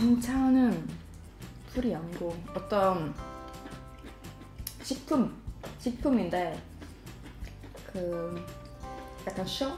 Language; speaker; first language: Korean; non-native, fluent; Swedish